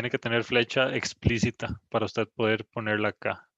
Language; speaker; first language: Spanish; native; Spanish